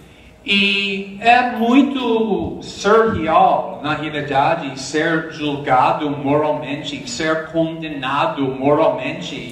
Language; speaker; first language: Portuguese; non-native, fluent; English